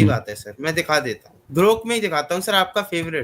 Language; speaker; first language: Hindi; native; Hindi